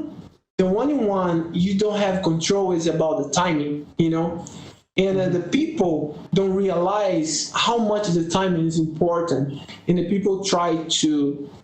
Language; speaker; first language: English; non-native, learner; Portuguese